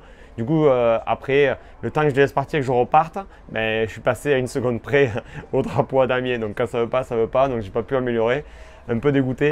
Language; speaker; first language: French; native; French